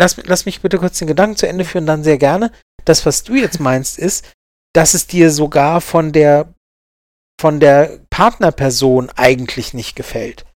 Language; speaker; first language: German; native; German